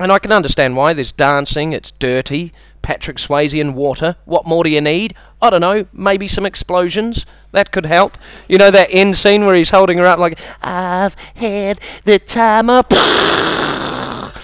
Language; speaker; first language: English; native; English